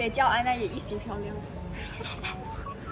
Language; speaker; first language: Chinese; non-native, fluent; Lao